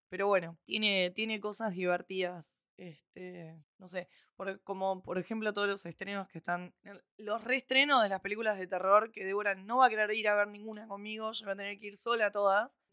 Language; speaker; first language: Spanish; native; Spanish